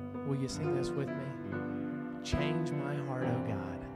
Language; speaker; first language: English; native; English